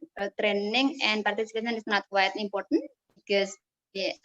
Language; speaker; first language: English; non-native, fluent; Indonesian